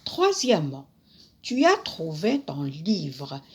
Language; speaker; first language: French; non-native, local second language; Arabic